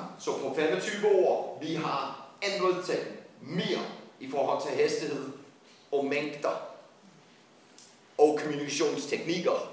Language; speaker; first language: Danish; non-native, fluent; English